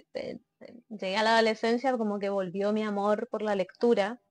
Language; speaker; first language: Spanish; native; Spanish